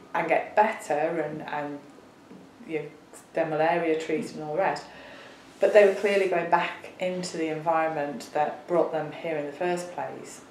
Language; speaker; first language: English; native; English